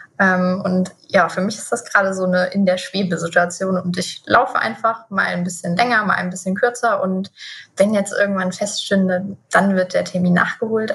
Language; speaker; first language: German; native; German